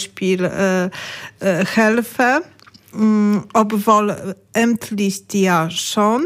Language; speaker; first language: German; non-native, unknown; Polish